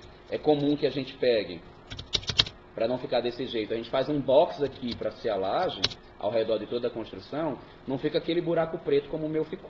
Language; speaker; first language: Portuguese; native; Portuguese